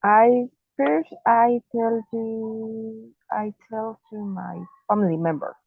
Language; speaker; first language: English; non-native, learner; Spanish